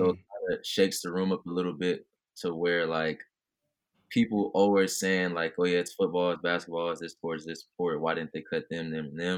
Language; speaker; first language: English; native; English